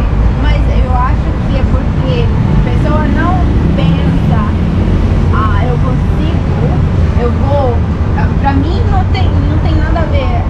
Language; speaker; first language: Portuguese; early bilingual, heritage; Portuguese